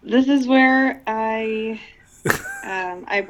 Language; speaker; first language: English; non-native, local second language; Filipino